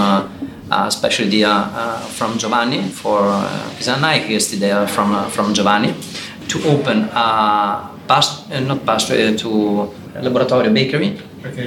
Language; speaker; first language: English; non-native, learner; Italian